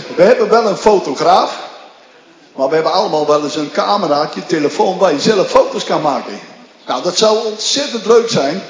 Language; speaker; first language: Dutch; native; Dutch